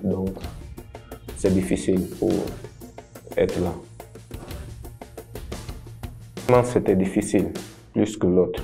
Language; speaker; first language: French; non-native, fluent; Portuguese